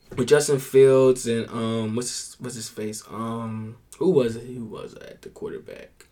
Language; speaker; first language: English; native; English